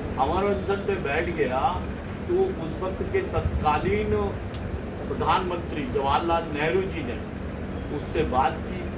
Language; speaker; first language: Hindi; native; Hindi